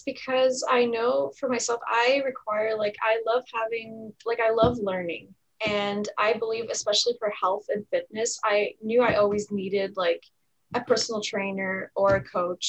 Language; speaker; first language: English; native; English